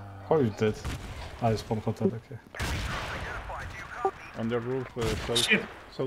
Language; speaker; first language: English; non-native, learner; Spanish